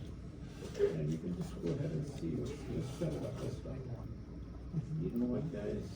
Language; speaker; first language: English; non-native, fluent; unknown